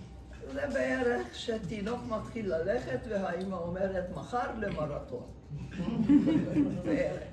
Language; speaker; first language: Hebrew; non-native, fluent; Hungarian